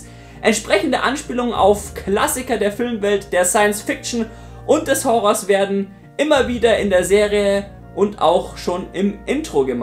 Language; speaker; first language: German; native; German